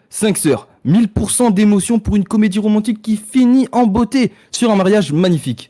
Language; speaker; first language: French; native; French